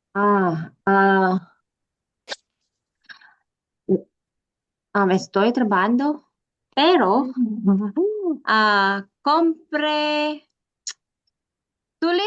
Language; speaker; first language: Spanish; non-native, learner; English